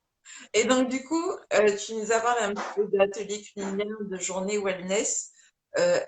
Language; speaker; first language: French; native; French